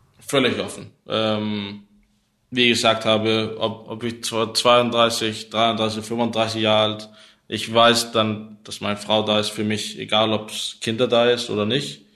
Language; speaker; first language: German; non-native, learner; Danish